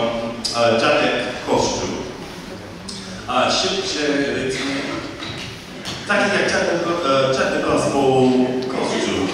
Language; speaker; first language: Polish; non-native, learner; English